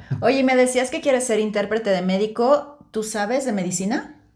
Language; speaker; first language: Spanish; native; Spanish